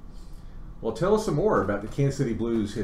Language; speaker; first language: English; native; English